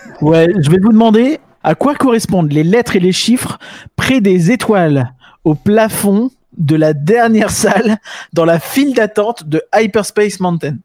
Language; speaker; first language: French; native; French